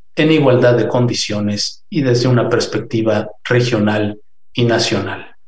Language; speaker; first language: Spanish; native; Spanish